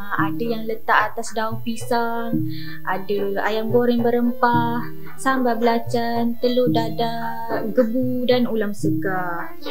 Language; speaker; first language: Malay; native; Malay